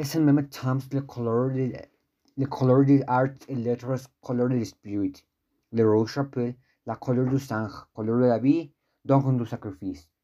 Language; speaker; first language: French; non-native, learner; Spanish